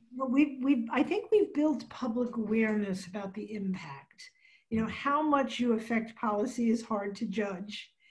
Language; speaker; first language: English; native; English